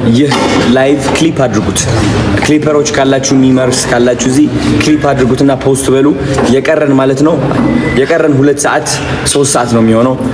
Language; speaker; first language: Amharic; native; Amharic